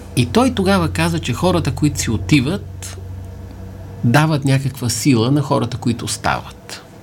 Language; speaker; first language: Bulgarian; native; Bulgarian